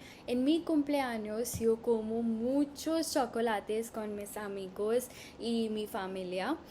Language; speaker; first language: Spanish; non-native, learner; Hindi